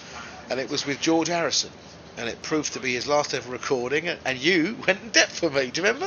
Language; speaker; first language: English; native; English